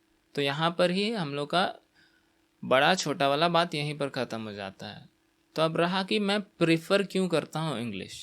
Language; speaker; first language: Hindi; non-native, local second language; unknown